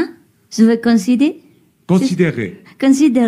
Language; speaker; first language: French; non-native, learner; Vietnamese